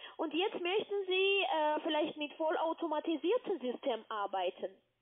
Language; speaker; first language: German; non-native, learner; French